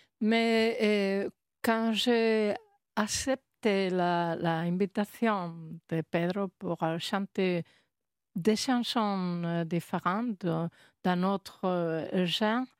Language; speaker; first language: French; non-native, learner; Spanish